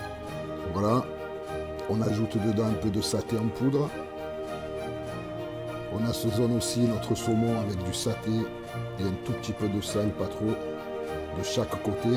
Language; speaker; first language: French; native; French